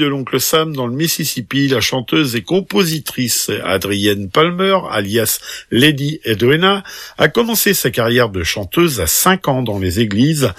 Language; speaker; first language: French; native; French